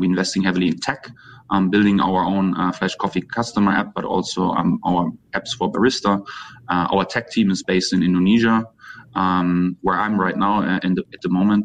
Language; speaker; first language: English; non-native, fluent; German